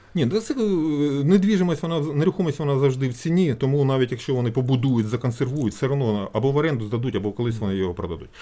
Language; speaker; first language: Ukrainian; native; Ukrainian